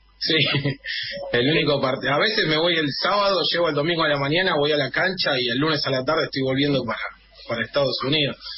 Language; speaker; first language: Spanish; native; Spanish